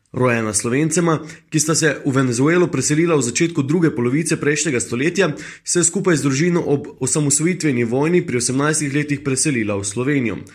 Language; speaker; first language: Slovenian; native; Slovenian